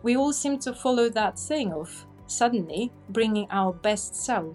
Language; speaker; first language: English; non-native, fluent; Russian